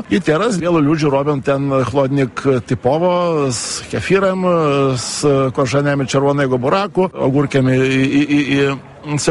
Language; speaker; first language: Polish; non-native, fluent; Lithuanian